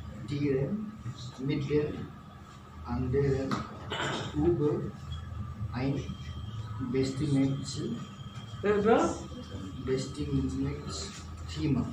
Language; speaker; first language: German; non-native, learner; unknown